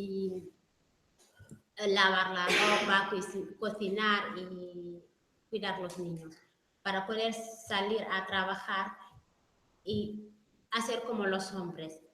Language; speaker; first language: Spanish; non-native, fluent; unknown